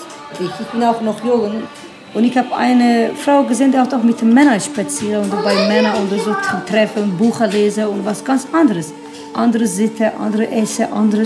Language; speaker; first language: German; non-native, learner; Kurdish